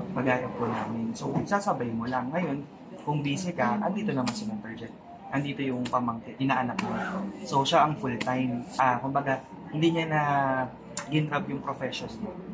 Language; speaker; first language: Filipino; native; Filipino